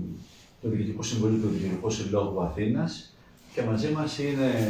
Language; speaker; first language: Greek; native; Greek